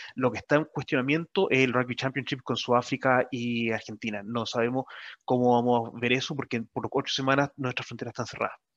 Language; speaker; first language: Spanish; native; Spanish